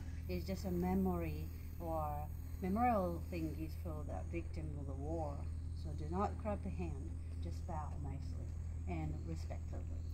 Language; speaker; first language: English; non-native, local second language; Japanese